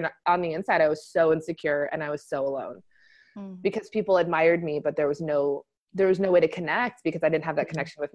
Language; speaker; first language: English; native; English